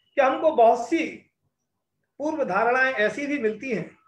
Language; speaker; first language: Hindi; native; Hindi